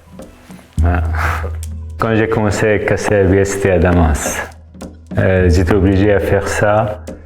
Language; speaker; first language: French; non-native, fluent; Arabic